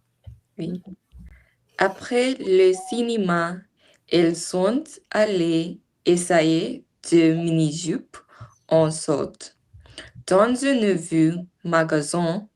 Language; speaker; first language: French; non-native, learner; English